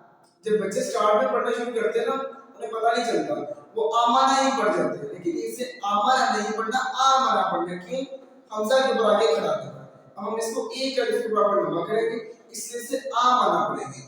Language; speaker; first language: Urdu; non-native, local second language; Punjabi